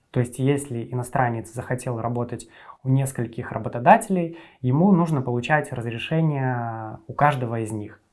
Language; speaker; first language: Russian; native; Russian